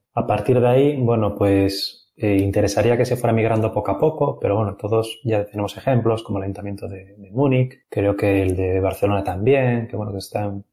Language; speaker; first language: Spanish; native; Spanish